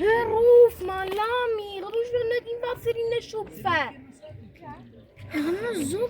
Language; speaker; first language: German; early bilingual, other home language; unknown